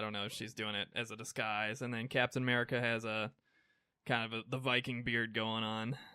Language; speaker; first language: English; native; English